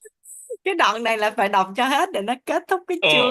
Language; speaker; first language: Vietnamese; native; Vietnamese